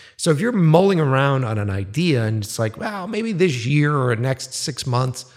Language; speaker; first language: English; native; English